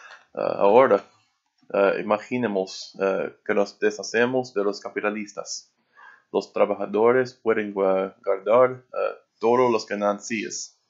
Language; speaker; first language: Spanish; non-native, learner; English